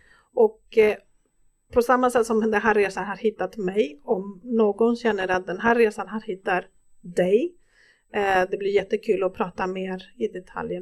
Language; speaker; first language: Swedish; non-native, fluent; Spanish